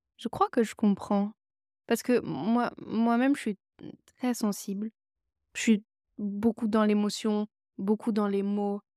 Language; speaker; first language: French; native; French